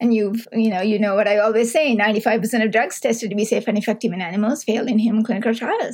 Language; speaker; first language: English; non-native, local second language; Sinhala